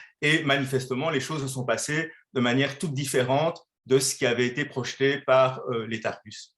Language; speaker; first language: French; native; French